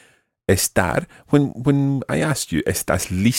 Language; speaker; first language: Spanish; non-native, fluent; English